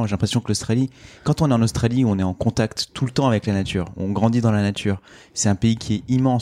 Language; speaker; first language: French; native; French